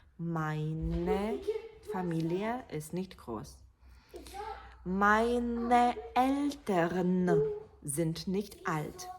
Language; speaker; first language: German; non-native, fluent; Ukrainian